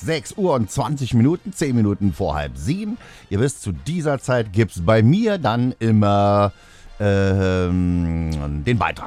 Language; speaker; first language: German; native; German